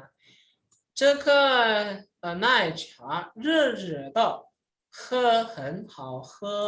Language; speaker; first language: Chinese; non-native, fluent; Indonesian